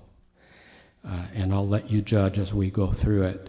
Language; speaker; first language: English; native; English